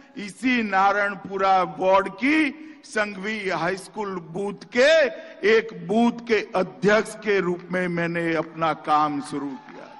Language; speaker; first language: Hindi; non-native, local second language; Gujarati